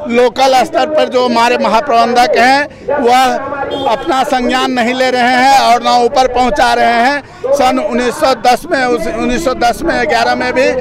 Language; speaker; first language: Hindi; native; Hindi